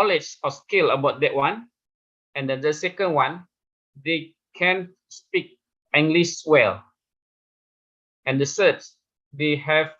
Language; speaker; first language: English; non-native, fluent; Indonesian